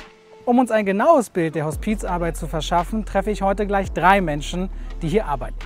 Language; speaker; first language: German; native; German